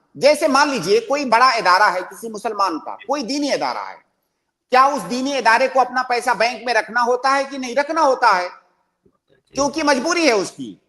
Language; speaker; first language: Urdu; native; Urdu